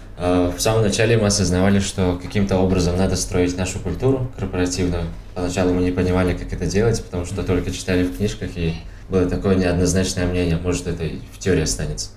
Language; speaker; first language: Russian; non-native, local second language; Tajik